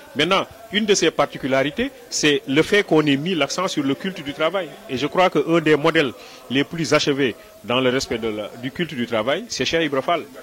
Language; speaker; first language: French; non-native, local second language; Wolof